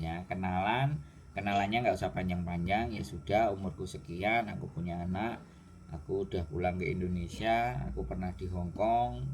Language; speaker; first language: Indonesian; non-native, local second language; Javanese